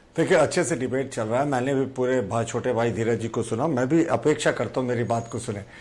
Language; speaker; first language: Hindi; non-native, local second language; Sadri